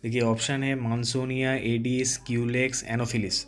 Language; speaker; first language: Hindi; non-native, local second language; Bangla